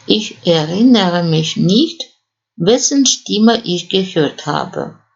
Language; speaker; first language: German; non-native, fluent; Russian